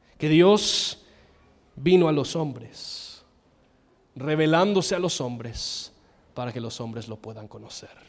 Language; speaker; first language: Spanish; non-native, fluent; English